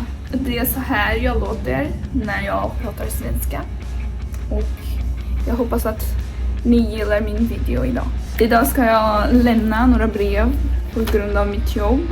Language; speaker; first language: Swedish; non-native, fluent; Portuguese